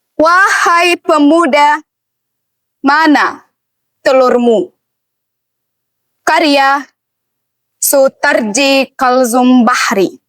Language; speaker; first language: Indonesian; non-native, learner; Arabic